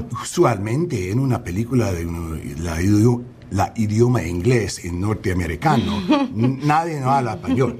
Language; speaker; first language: Spanish; non-native, learner; English